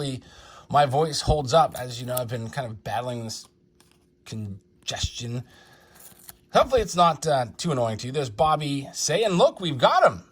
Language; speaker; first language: English; native; English